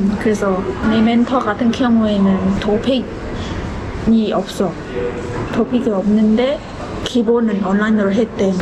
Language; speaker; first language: Korean; non-native, fluent; Khmer